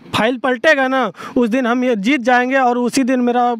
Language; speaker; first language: Hindi; native; Hindi